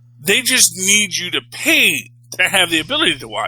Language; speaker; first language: English; native; English